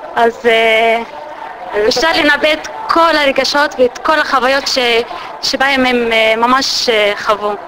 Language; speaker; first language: Hebrew; non-native, local second language; Arabic